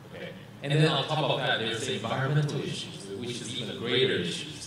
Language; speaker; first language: English; non-native, fluent; Chinese